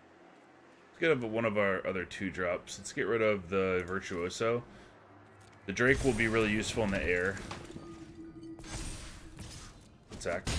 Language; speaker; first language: English; native; English